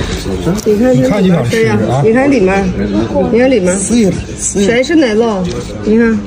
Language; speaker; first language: Chinese; non-native, fluent; Russian